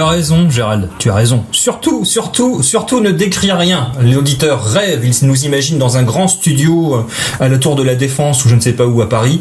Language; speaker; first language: French; native; French